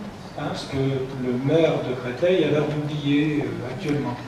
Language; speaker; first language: French; native; French